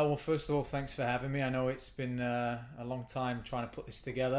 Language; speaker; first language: English; native; English